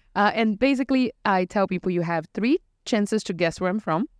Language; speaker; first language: English; non-native, fluent; Portuguese